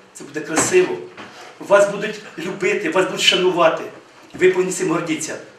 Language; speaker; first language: Ukrainian; native; Ukrainian